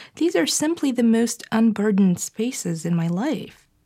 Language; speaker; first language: English; non-native, fluent; Bulgarian